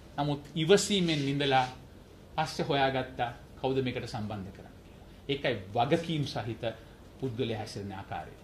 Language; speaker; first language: Sinhala; non-native, local second language; Tamil